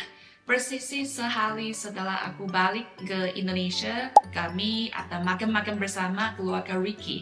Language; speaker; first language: Indonesian; non-native, fluent; Chinese